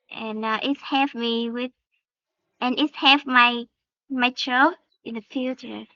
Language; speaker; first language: English; non-native, learner; Vietnamese